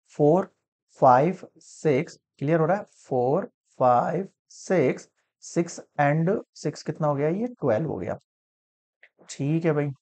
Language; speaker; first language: Hindi; native; Hindi